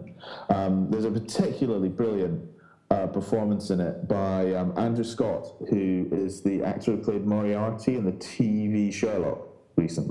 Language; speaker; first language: English; native; English